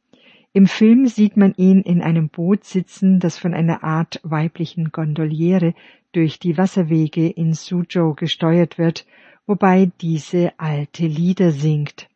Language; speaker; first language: German; native; German